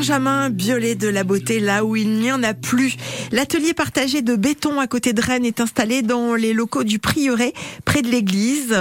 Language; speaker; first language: French; native; French